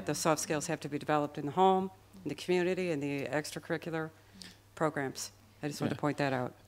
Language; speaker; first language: English; native; English